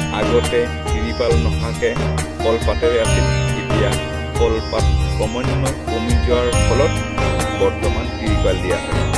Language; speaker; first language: Assamese; non-native, local second language; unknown